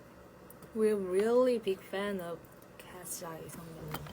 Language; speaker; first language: English; non-native, learner; Korean